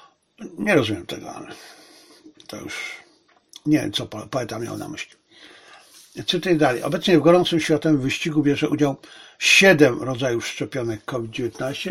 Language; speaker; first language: Polish; native; Polish